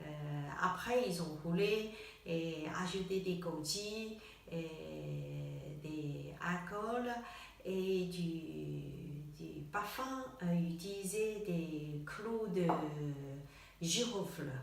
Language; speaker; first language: French; non-native, learner; Chinese